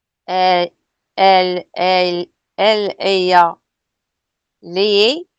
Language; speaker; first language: Spanish; non-native, learner; Arabic